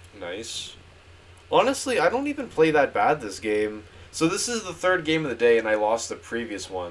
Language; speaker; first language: English; native; English